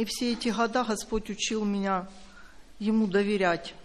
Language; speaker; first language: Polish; non-native, learner; Russian